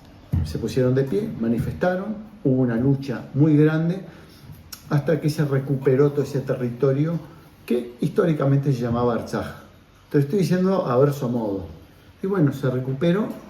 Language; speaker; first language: Spanish; native; Spanish